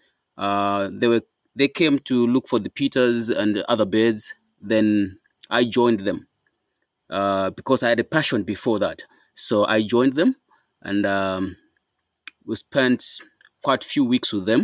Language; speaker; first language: English; non-native, local second language; Shona